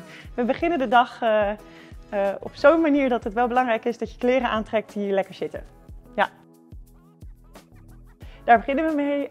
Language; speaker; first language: Dutch; native; Dutch